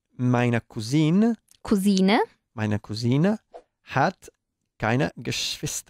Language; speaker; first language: German; non-native, learner; Spanish